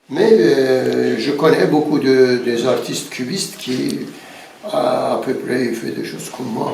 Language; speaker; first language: French; non-native, fluent; Turkish